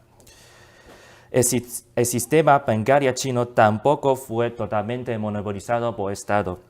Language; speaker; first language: Spanish; non-native, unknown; Chinese